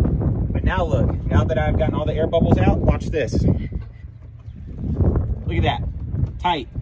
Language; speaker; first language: English; native; English